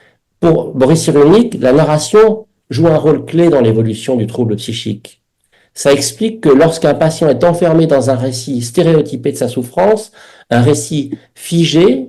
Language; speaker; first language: French; native; French